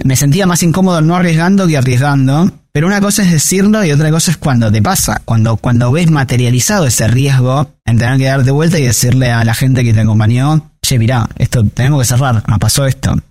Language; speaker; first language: Spanish; native; Spanish